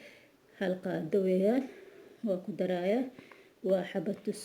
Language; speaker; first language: Somali; native; Somali